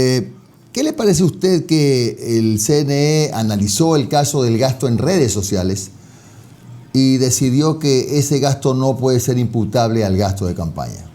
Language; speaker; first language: Spanish; native; Spanish